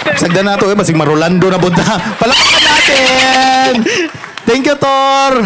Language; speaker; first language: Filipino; non-native, local second language; Cebuano